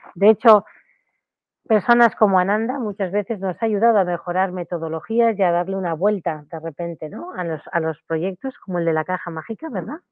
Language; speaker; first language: Spanish; native; Spanish